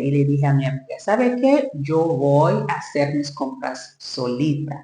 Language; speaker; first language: Spanish; non-native, learner; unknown